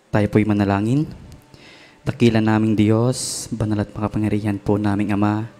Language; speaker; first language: Filipino; native; Filipino